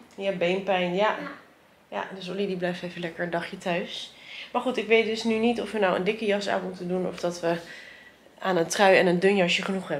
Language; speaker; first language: Dutch; native; Dutch